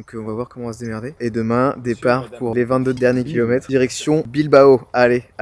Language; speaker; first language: French; native; French